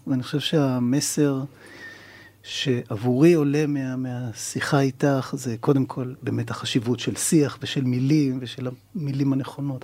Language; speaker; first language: Hebrew; native; Hebrew